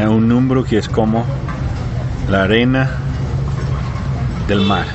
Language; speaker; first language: Spanish; non-native, learner; English